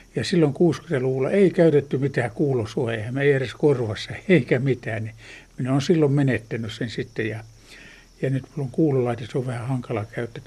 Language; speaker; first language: Finnish; native; Finnish